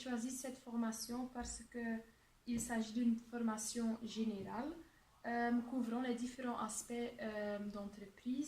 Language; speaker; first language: French; non-native, local second language; Dutch